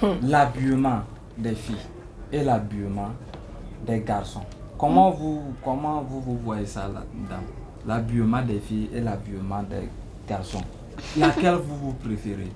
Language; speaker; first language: French; non-native, learner; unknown